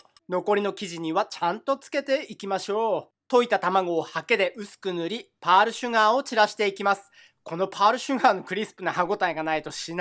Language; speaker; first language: Japanese; native; Japanese